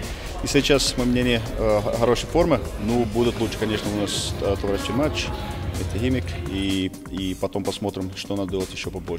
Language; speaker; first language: Russian; non-native, learner; Finnish